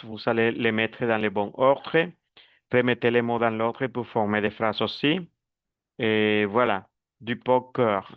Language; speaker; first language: French; non-native, fluent; Spanish